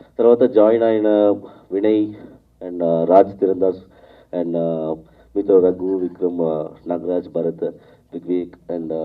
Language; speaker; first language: Telugu; non-native, learner; Tamil